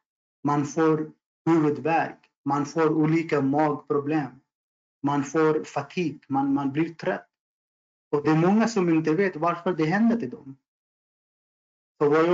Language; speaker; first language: Swedish; non-native, fluent; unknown